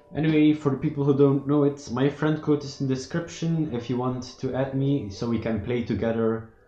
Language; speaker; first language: English; non-native, fluent; Dutch